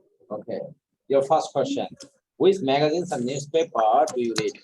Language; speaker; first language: English; non-native, fluent; Bangla